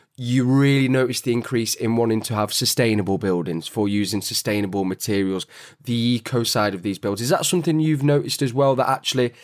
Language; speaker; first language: English; native; English